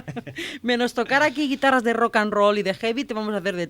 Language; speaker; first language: Spanish; native; Spanish